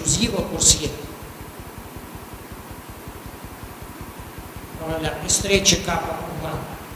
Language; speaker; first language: Spanish; non-native, fluent; Russian